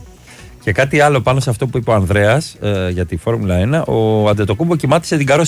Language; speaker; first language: Greek; native; Greek